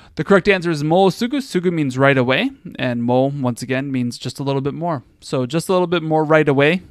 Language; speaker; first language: English; native; English